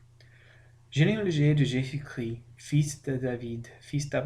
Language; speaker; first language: French; non-native, learner; English